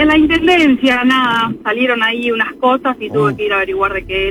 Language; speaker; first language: Spanish; native; Spanish